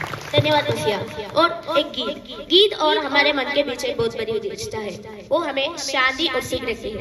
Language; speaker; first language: Hindi; non-native, local second language; Malayalam